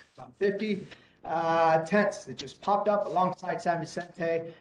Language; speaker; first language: English; native; English